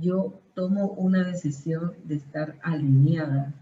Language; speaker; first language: Spanish; early bilingual, heritage; Spanish